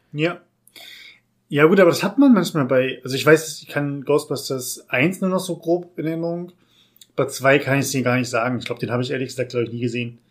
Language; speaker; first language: German; native; German